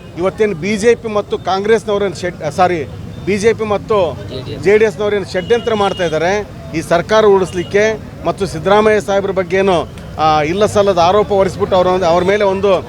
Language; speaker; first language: Kannada; native; Kannada